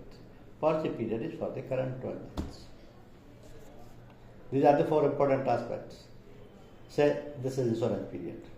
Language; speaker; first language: English; non-native, local second language; Hindi